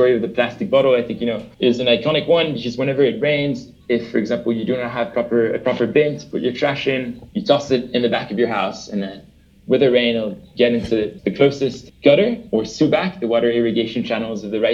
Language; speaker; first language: English; early bilingual, other home language; French